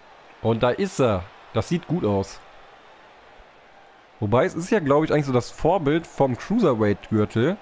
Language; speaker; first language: German; native; German